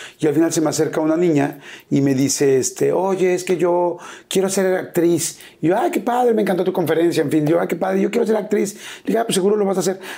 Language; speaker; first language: Spanish; native; Spanish